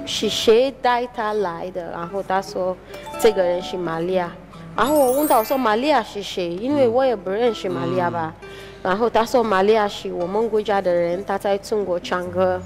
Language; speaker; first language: Chinese; non-native, fluent; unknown